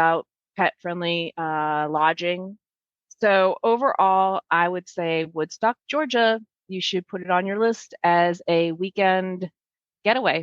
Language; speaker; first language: English; native; English